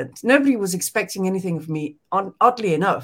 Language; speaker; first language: English; non-native, fluent; Danish